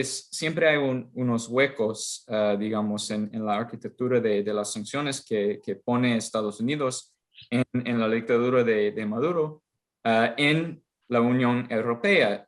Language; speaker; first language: Spanish; non-native, fluent; English